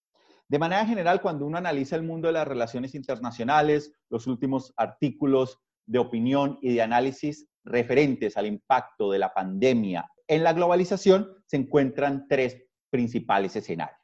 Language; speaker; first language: Spanish; native; Spanish